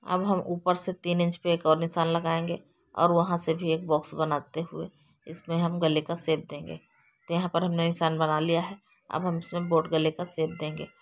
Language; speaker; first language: Hindi; native; Hindi